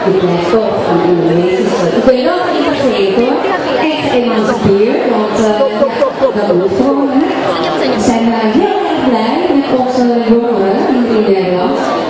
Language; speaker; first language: Dutch; non-native, learner; Indonesian